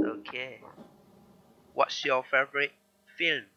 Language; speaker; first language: English; non-native, learner; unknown